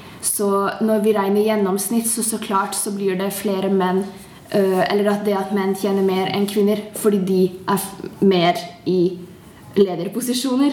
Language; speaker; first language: Norwegian; non-native, fluent; Hungarian